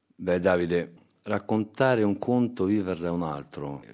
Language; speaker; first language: Italian; native; Italian